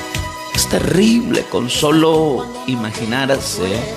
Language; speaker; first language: Spanish; native; Spanish